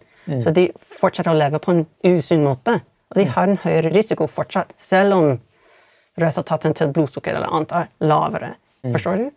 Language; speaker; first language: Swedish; non-native, fluent; English